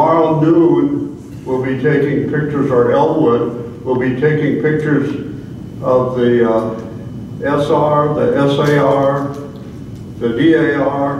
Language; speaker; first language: English; native; English